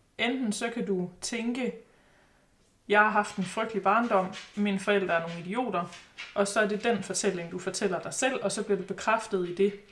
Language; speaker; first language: Danish; native; Danish